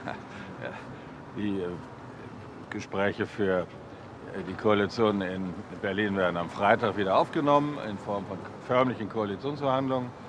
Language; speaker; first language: German; native; German